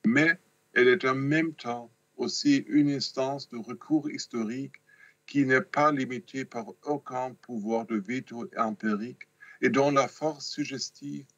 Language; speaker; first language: French; non-native, fluent; German